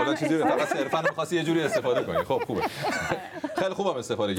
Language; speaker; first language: Persian; native; Persian